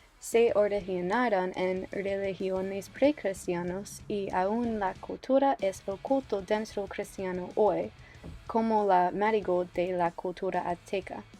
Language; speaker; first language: Spanish; non-native, learner; English